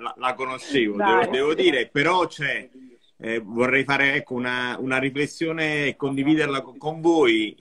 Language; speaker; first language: Italian; native; Italian